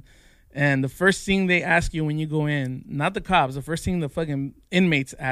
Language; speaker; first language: English; native; English